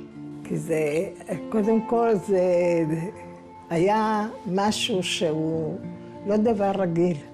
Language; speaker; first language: Hebrew; early bilingual, other home language; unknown